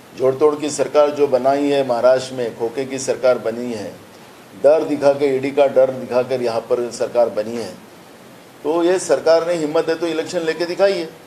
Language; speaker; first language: Hindi; non-native, local second language; Marathi